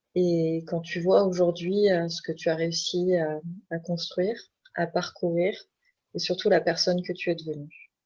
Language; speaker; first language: French; native; French